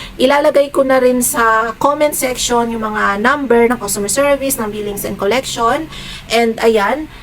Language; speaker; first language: Filipino; native; Filipino